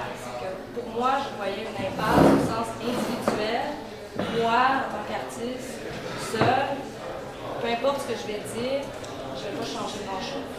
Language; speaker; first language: French; native; French